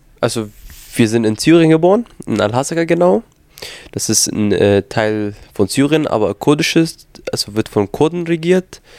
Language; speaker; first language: German; early bilingual, other home language; Kurdish